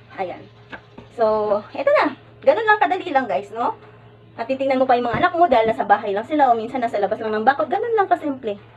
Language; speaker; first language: Filipino; native; Filipino